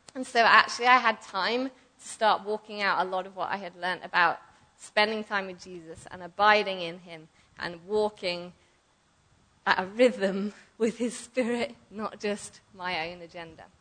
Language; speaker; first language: English; native; English